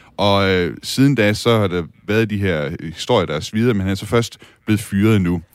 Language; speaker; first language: Danish; native; Danish